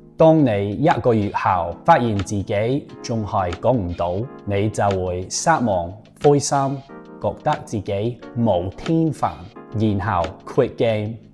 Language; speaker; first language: Cantonese; non-native, fluent; English